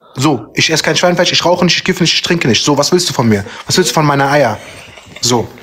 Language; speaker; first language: German; early bilingual, other home language; Turkish